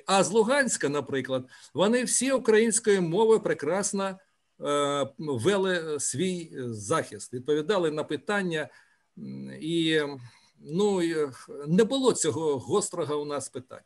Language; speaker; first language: Ukrainian; native; Ukrainian